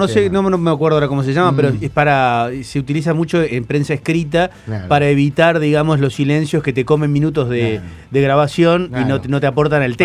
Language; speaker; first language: Spanish; native; Spanish